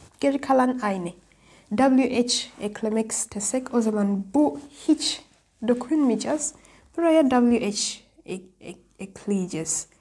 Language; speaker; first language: Turkish; non-native, fluent; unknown